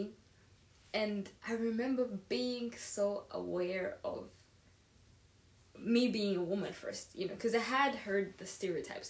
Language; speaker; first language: English; non-native, local second language; Kinyarwanda